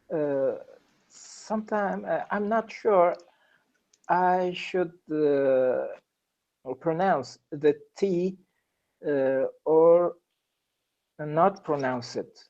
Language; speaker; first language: English; non-native, learner; Persian